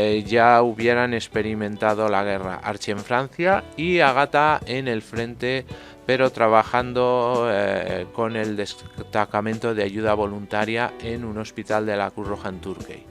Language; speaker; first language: Spanish; native; Spanish